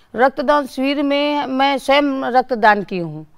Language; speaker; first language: Hindi; native; Hindi